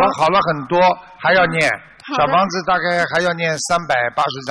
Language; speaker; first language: Chinese; native; Chinese